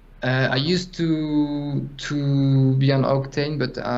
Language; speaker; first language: English; non-native, fluent; French